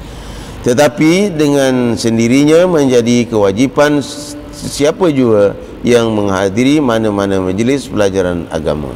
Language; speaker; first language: Malay; native; Malay